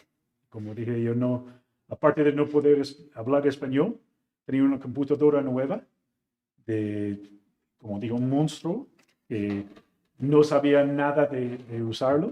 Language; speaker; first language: Spanish; non-native, fluent; English